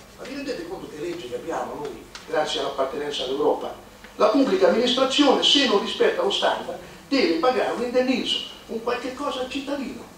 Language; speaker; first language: Italian; native; Italian